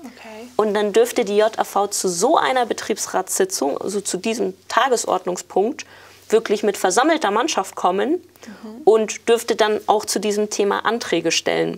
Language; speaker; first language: German; native; German